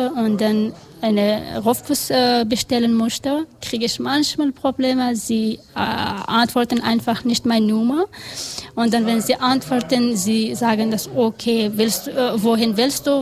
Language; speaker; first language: German; non-native, learner; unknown